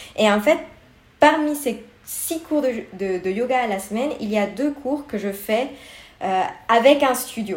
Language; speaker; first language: French; non-native, fluent; Spanish